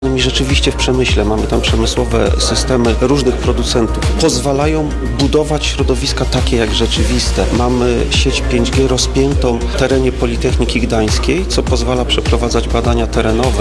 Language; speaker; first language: Polish; native; Polish